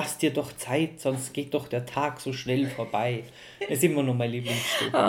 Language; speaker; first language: German; native; German